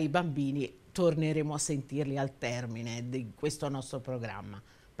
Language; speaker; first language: Italian; native; Italian